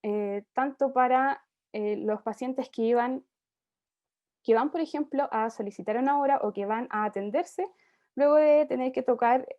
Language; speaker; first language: Spanish; native; Spanish